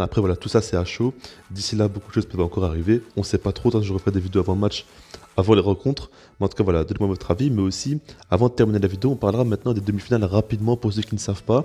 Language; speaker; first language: French; native; French